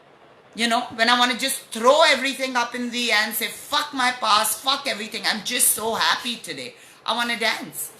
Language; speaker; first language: English; non-native, local second language; Hindi